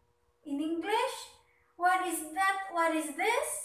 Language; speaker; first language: English; non-native, local second language; Cebuano